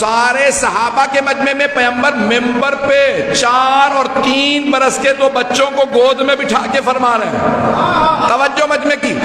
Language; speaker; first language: Urdu; native; Urdu